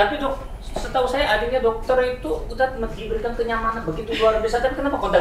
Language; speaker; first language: Indonesian; native; Indonesian